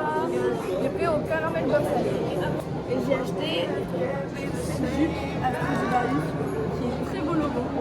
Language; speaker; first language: French; native; French